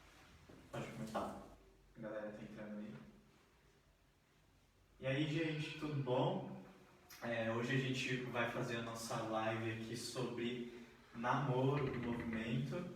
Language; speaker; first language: Portuguese; native; Portuguese